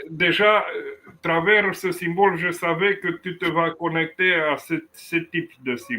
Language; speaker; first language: French; non-native, fluent; Romanian